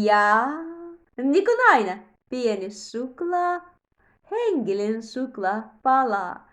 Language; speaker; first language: Finnish; non-native, learner; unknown